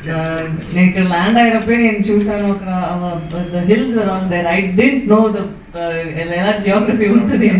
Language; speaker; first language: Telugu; non-native, local second language; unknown